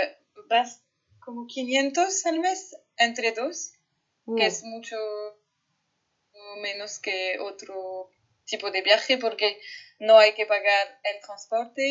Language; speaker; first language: Spanish; non-native, fluent; French